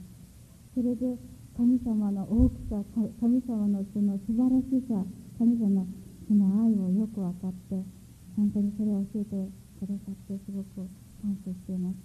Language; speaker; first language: Japanese; non-native, fluent; Mongolian